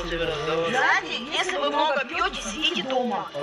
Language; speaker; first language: Russian; native; Russian